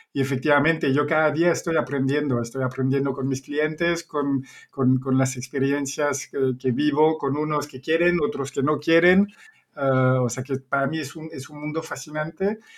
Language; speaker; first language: Spanish; non-native, fluent; French